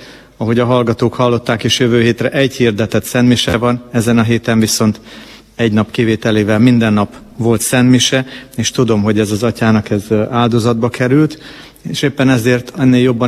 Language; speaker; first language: Hungarian; native; Hungarian